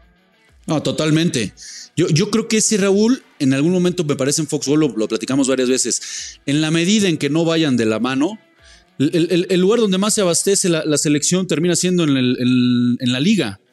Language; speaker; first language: Spanish; native; Spanish